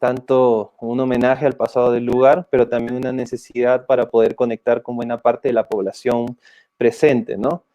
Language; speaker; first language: Spanish; native; Spanish